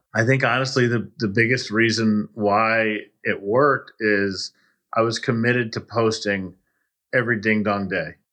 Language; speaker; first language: English; native; English